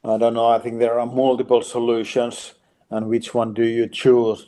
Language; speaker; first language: English; non-native, fluent; Finnish